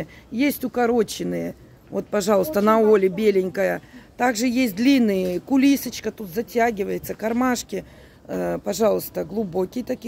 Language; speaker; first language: Russian; native; Russian